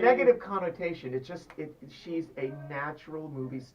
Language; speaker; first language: English; native; English